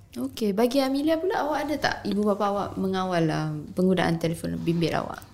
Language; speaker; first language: Malay; native; Malay